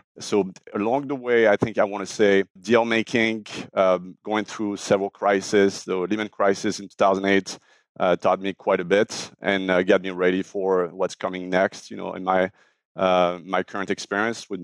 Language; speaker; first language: English; non-native, fluent; French